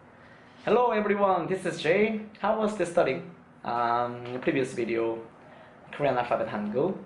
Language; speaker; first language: English; non-native, fluent; Korean